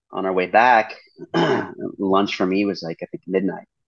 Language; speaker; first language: English; native; English